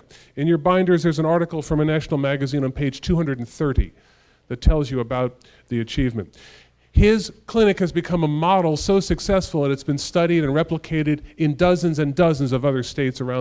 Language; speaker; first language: English; native; English